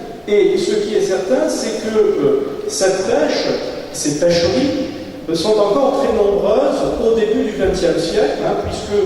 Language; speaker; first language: French; native; French